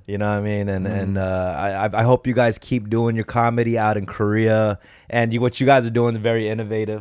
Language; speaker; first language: English; early bilingual, other home language; Korean